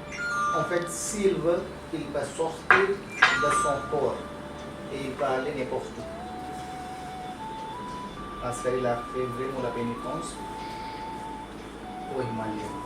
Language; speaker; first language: French; non-native, learner; Hindi